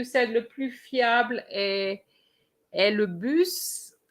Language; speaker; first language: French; non-native, fluent; English